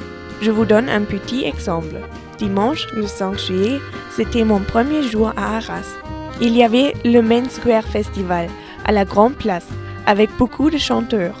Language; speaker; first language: French; non-native, fluent; German